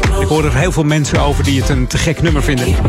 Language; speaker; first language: Dutch; native; Dutch